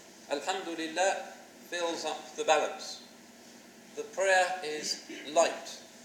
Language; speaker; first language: English; native; English